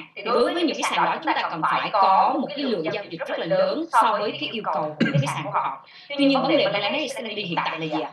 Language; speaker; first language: Vietnamese; native; Vietnamese